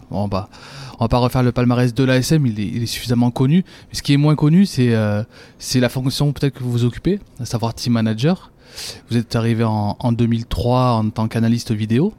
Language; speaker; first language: French; native; French